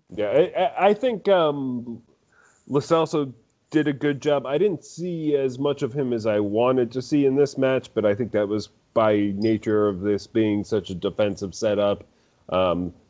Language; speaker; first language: English; native; English